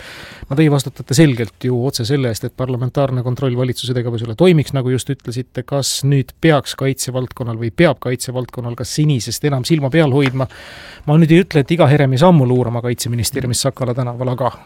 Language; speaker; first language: Estonian; native; Estonian